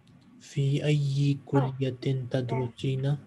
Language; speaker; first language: Arabic; non-native, fluent; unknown